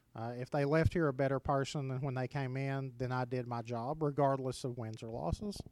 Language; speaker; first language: English; native; English